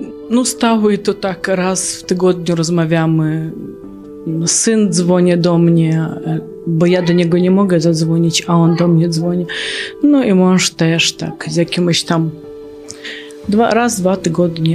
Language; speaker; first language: Polish; non-native, fluent; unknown